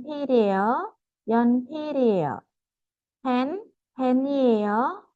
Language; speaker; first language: Korean; non-native, fluent; Khmer